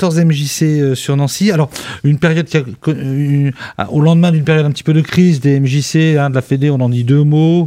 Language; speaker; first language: French; native; French